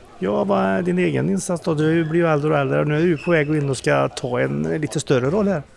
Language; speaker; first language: Swedish; native; Swedish